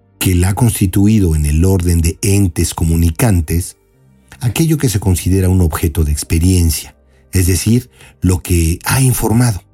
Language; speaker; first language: Spanish; native; Spanish